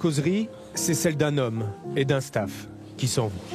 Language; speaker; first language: French; native; French